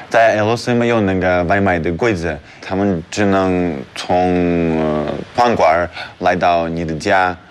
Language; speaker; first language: Chinese; non-native, fluent; Russian